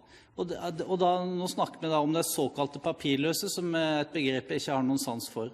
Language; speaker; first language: Norwegian; native; Norwegian